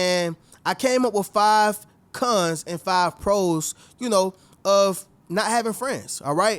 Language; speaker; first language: English; native; English